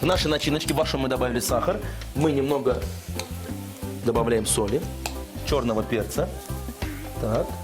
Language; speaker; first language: Russian; native; Russian